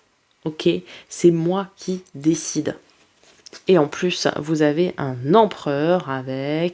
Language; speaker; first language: French; native; French